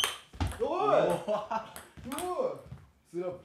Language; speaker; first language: Japanese; native; Japanese